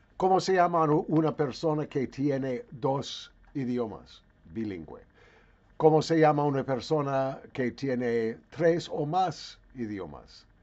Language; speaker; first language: Spanish; non-native, learner; English